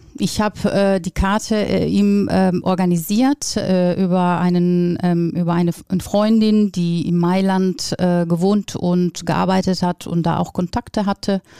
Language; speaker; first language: German; non-native, fluent; Italian